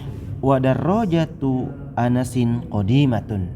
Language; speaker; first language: Arabic; non-native, fluent; Indonesian